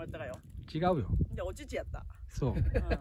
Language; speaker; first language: Japanese; native; Japanese